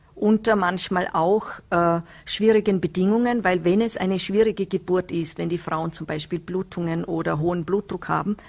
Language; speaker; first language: German; native; German